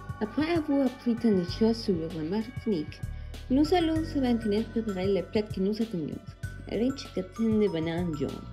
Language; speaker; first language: French; non-native, learner; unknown